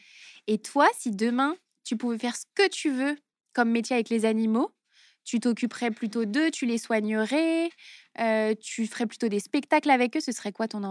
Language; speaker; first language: French; native; French